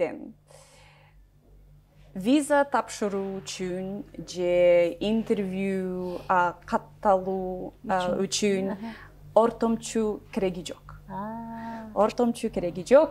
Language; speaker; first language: Kyrgyz; non-native, learner; English